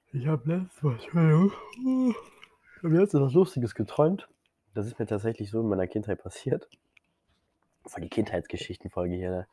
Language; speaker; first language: German; native; German